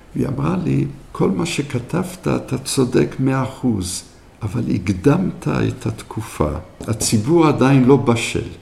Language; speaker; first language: Hebrew; early bilingual, other home language; French